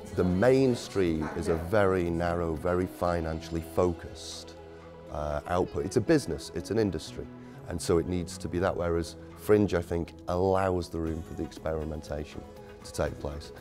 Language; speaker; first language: English; native; English